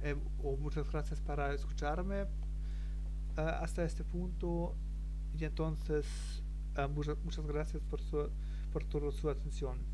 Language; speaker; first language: Spanish; non-native, learner; German